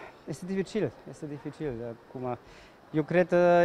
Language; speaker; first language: Romanian; non-native, learner; German